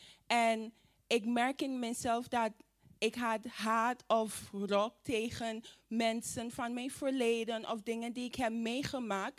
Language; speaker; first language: Dutch; non-native, fluent; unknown